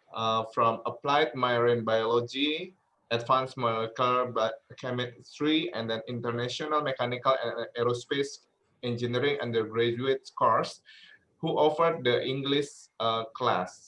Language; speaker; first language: English; non-native, learner; Indonesian